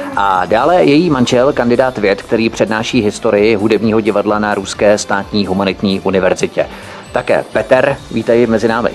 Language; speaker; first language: Czech; native; Czech